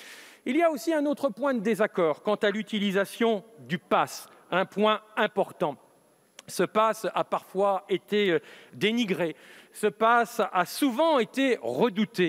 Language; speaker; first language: French; native; French